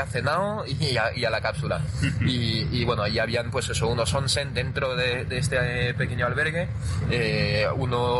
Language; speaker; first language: Spanish; non-native, fluent; French